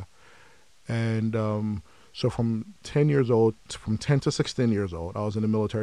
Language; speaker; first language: English; non-native, local second language; Yoruba